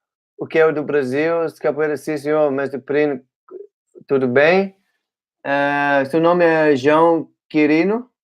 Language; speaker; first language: Portuguese; non-native, learner; Dutch